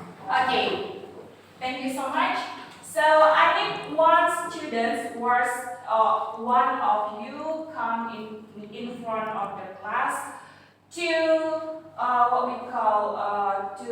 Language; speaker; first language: English; non-native, fluent; Indonesian